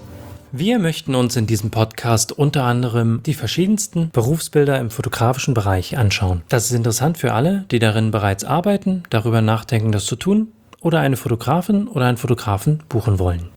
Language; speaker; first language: German; native; German